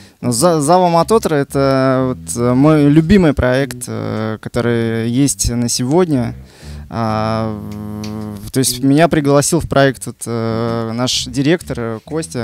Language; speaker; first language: Russian; native; Russian